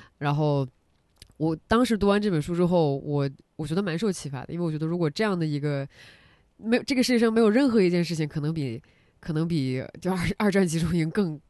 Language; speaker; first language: Chinese; native; Chinese